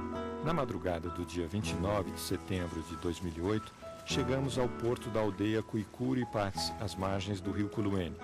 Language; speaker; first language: Portuguese; native; Portuguese